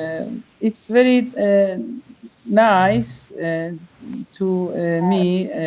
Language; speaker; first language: English; non-native, learner; Persian